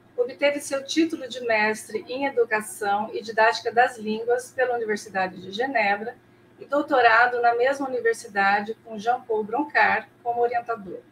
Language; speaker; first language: Portuguese; native; Portuguese